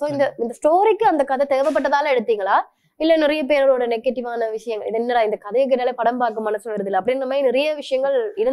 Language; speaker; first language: Tamil; native; Tamil